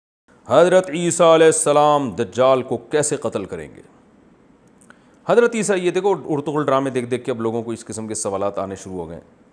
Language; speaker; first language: Urdu; native; Urdu